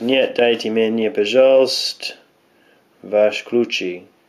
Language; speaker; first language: Russian; non-native, learner; English